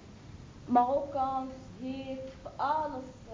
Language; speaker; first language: Dutch; non-native, learner; Arabic